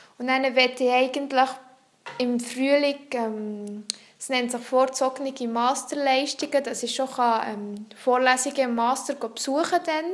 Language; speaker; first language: German; non-native, local second language; French